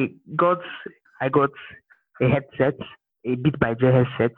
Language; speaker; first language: English; non-native, local second language; Igbo